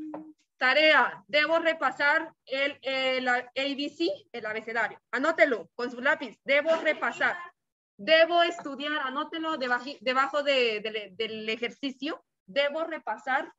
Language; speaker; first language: Spanish; native; Spanish